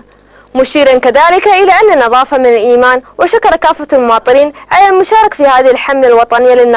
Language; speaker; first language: Arabic; non-native, local second language; Somali